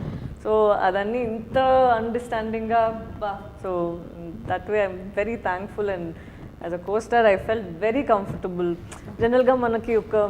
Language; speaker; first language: Telugu; non-native, fluent; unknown